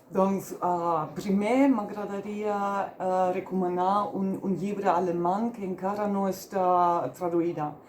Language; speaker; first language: Catalan; non-native, fluent; German